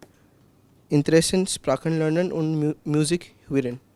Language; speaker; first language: German; non-native, learner; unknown